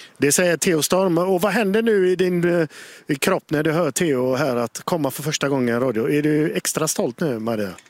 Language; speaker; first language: Swedish; native; Swedish